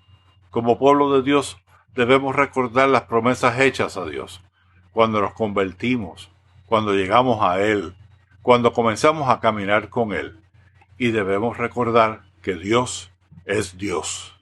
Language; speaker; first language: Spanish; native; Spanish